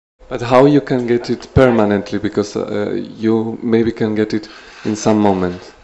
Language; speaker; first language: English; non-native, learner; Spanish